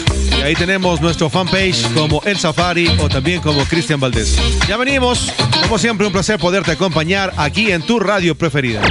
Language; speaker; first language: Spanish; native; Spanish